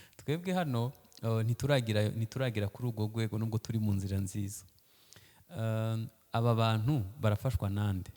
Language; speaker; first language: Kinyarwanda; early bilingual, heritage; Kinyarwanda